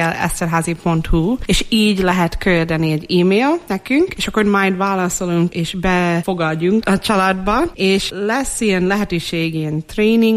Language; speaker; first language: Hungarian; non-native, fluent; English